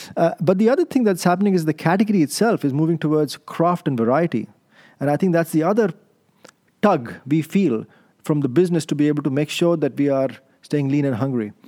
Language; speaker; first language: English; non-native, local second language; Hindi